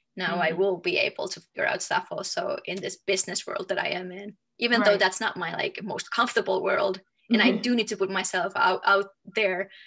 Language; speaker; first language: English; non-native, fluent; Finnish